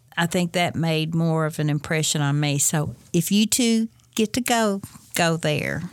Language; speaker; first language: English; native; English